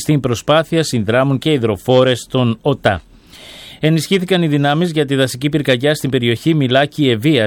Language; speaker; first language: Greek; native; Greek